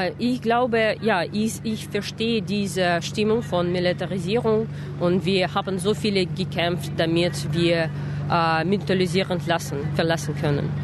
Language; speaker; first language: German; non-native, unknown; Russian